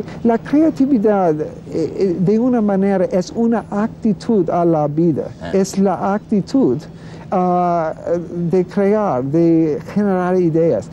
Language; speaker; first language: Spanish; non-native, fluent; English